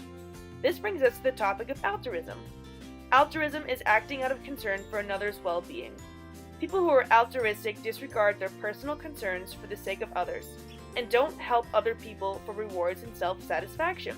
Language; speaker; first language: English; native; English